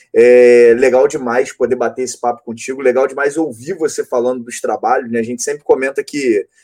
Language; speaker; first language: Portuguese; native; Portuguese